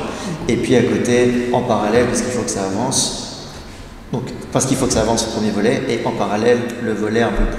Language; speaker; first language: French; native; French